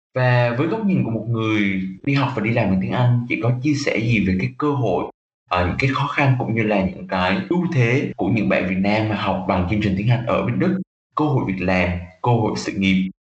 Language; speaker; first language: Vietnamese; native; Vietnamese